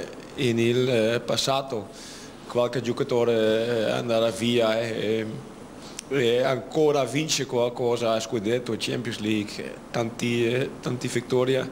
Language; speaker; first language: Italian; non-native, learner; Dutch